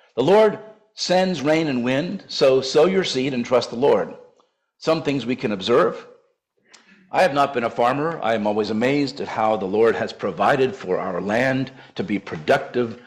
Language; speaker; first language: English; native; English